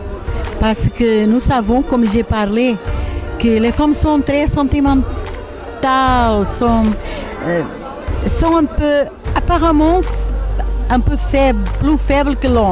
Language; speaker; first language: French; non-native, fluent; Portuguese